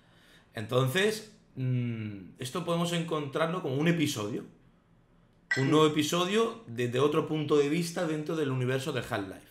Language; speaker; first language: Spanish; native; Spanish